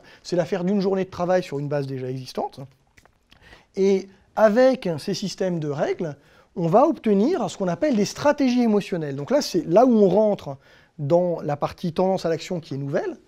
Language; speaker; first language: French; native; French